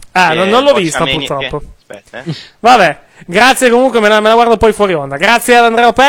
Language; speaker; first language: Italian; native; Italian